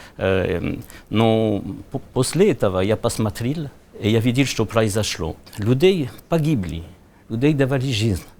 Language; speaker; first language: Russian; non-native, learner; French